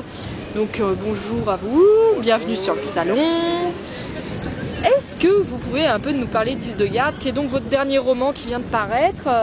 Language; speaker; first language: French; native; French